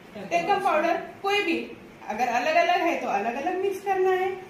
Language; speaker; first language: Hindi; non-native, local second language; Marathi